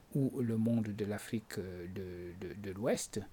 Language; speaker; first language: French; non-native, local second language; Wolof